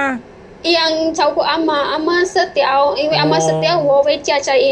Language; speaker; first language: Chinese; non-native, learner; Indonesian